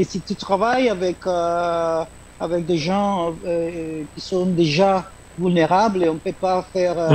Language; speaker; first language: French; non-native, fluent; Spanish